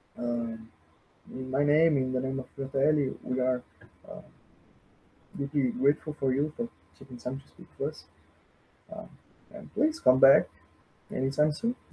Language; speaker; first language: English; non-native, fluent; Portuguese